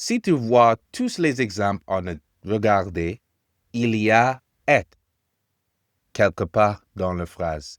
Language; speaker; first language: French; non-native, learner; English